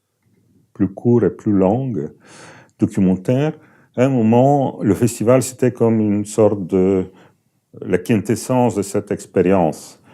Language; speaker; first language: French; non-native, fluent; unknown